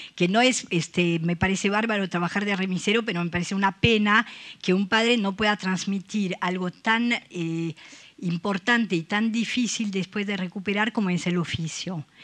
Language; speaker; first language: Spanish; non-native, fluent; French